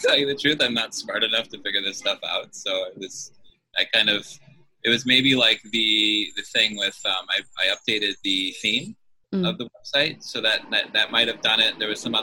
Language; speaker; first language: English; native; English